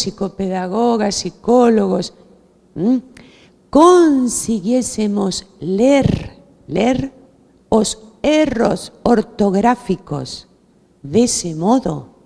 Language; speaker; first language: Portuguese; non-native, fluent; Spanish